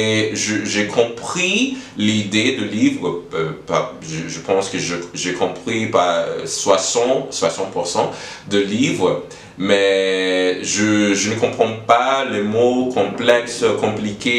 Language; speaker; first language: French; non-native, learner; English